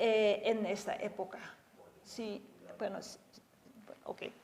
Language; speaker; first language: Spanish; non-native, fluent; Japanese